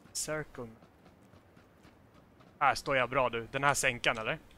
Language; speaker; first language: Swedish; native; Swedish